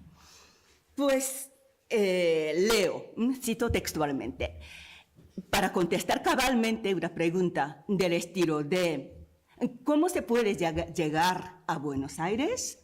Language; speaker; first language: Spanish; non-native, fluent; Japanese